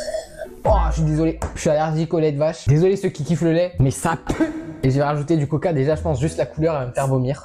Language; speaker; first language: French; native; French